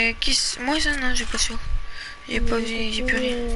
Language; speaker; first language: French; native; French